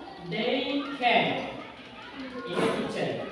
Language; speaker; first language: English; non-native, learner; Indonesian